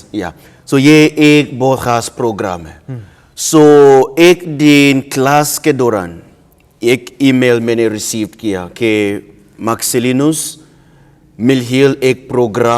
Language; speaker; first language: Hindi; non-native, learner; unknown